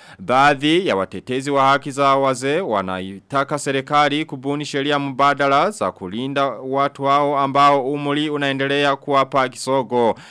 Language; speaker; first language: Swahili; non-native, local second language; Rundi